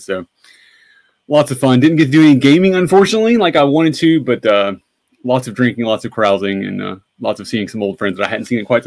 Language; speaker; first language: English; native; English